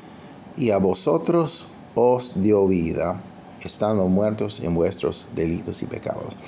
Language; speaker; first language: Spanish; non-native, fluent; English